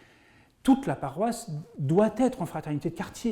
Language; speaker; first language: French; native; French